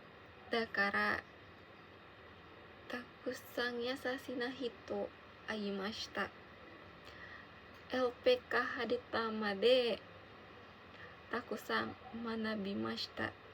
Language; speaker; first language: Japanese; non-native, learner; Indonesian